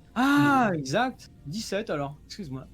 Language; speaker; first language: French; native; French